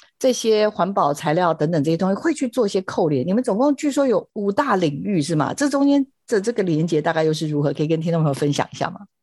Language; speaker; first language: Chinese; native; Chinese